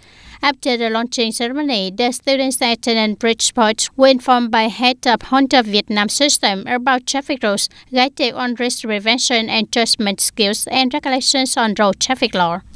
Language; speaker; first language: English; non-native, fluent; Vietnamese